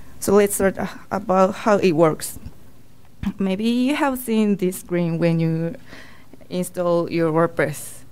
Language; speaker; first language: English; non-native, learner; Japanese